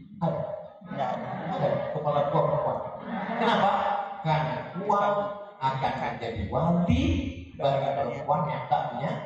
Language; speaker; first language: Indonesian; native; Indonesian